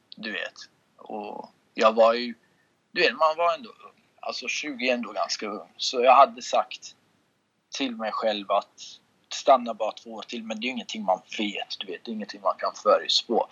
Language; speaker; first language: Swedish; early bilingual, other home language; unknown